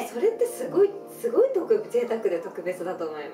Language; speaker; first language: Japanese; native; Japanese